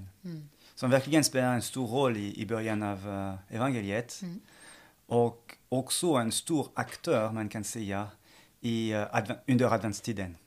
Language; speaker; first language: Swedish; non-native, fluent; French